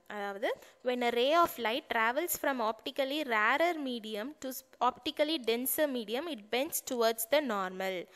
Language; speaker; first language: English; non-native, local second language; Tamil